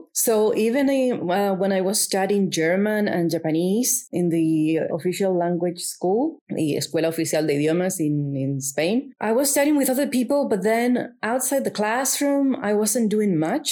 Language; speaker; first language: English; non-native, fluent; Spanish